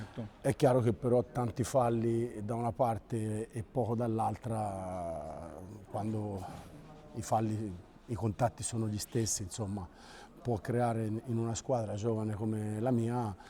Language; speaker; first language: Italian; native; Italian